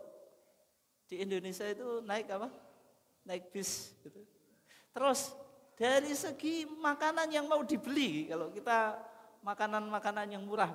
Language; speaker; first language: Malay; non-native, local second language; Javanese